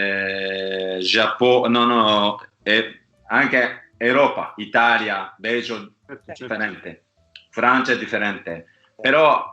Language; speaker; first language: Italian; non-native, learner; Japanese